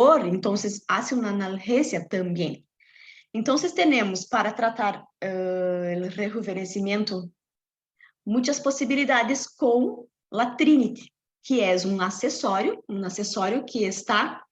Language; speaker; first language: Spanish; non-native, fluent; Portuguese